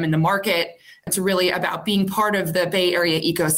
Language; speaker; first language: English; native; English